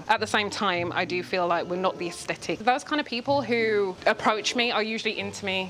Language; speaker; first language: English; native; English